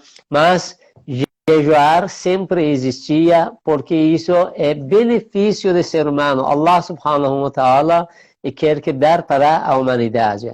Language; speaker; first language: Portuguese; non-native, fluent; Persian